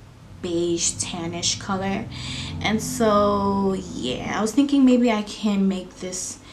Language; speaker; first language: English; native; English